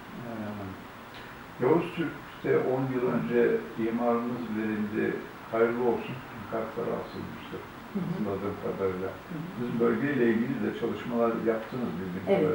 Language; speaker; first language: Turkish; native; Turkish